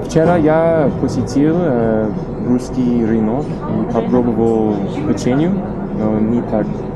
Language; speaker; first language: Russian; non-native, learner; English